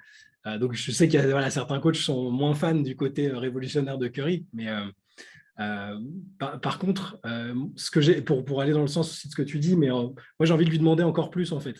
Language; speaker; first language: French; native; French